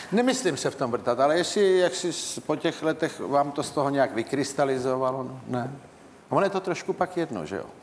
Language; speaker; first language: Czech; native; Czech